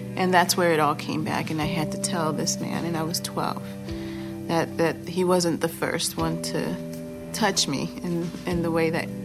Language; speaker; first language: English; native; English